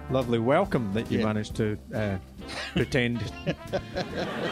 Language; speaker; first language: English; native; English